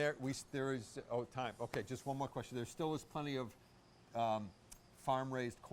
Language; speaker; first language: English; native; English